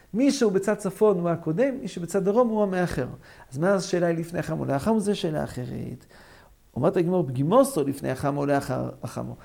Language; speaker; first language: Hebrew; non-native, fluent; English